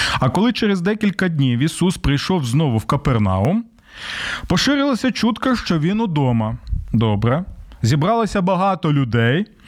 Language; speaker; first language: Ukrainian; native; Ukrainian